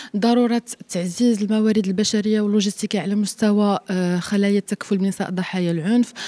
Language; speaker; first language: Arabic; native; Arabic